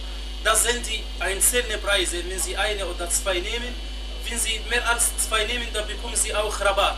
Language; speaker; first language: German; non-native, fluent; Arabic